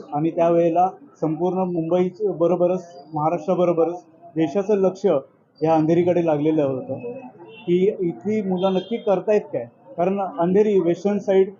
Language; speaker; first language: Marathi; native; Marathi